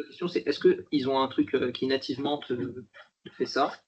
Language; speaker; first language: French; native; French